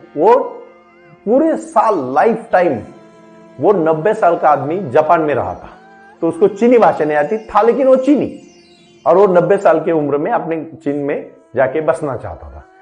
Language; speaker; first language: Hindi; non-native, local second language; Marathi